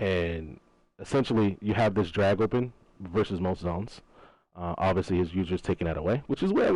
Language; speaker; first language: English; native; English